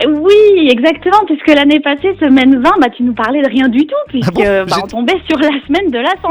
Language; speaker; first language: French; native; French